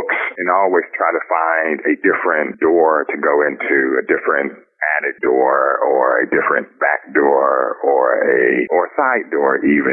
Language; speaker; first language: English; native; English